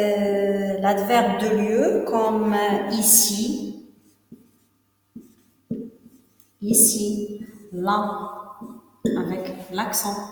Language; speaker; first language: French; non-native, local second language; Arabic